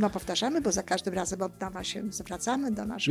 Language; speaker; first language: Polish; native; Polish